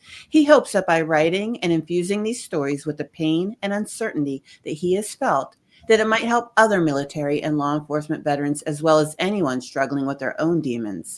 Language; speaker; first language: English; native; English